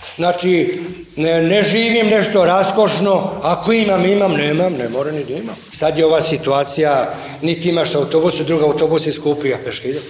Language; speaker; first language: Serbian; native; Serbian